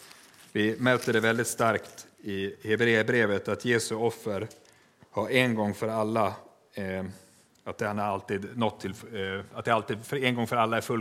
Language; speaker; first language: Swedish; native; Swedish